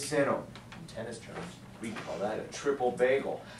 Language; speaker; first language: English; native; English